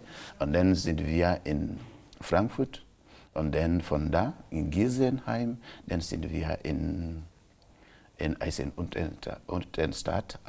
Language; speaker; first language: German; non-native, local second language; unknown